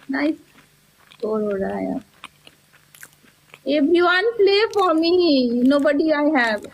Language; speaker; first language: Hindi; non-native, learner; Bangla